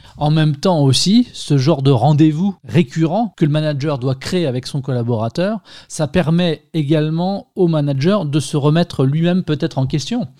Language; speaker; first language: French; native; French